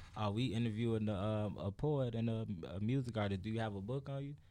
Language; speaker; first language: English; native; English